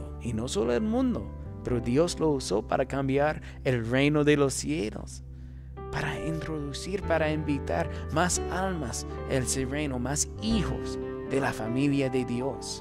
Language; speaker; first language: Spanish; non-native, fluent; English